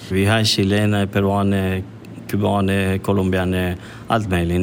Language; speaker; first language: Swedish; non-native, fluent; Spanish